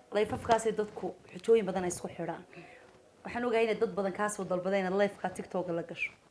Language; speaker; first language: Somali; native; Somali